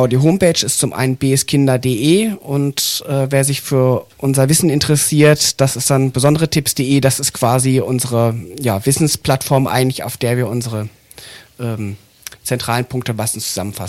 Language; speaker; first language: German; native; German